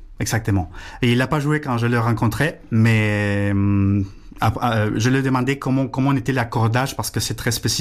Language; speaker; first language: French; non-native, fluent; Spanish